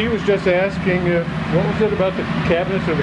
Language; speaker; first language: English; native; English